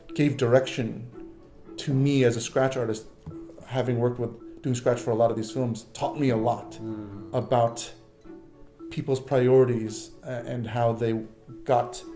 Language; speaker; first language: English; native; English